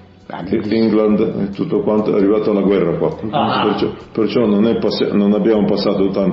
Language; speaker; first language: Italian; early bilingual, heritage; Italian